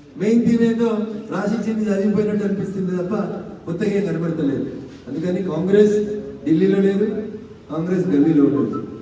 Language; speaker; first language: Telugu; native; Telugu